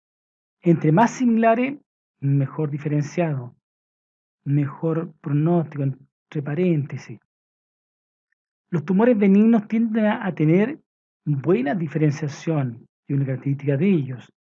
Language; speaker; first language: Spanish; native; Spanish